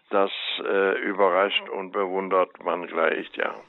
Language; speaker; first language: German; native; German